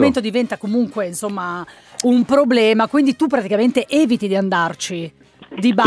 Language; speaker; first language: Italian; native; Italian